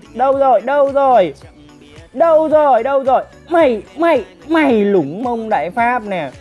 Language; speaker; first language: Vietnamese; native; Vietnamese